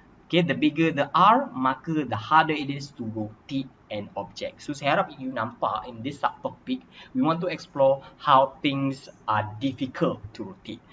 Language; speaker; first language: English; non-native, local second language; Malay